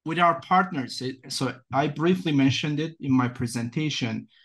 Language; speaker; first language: English; non-native, fluent; Turkish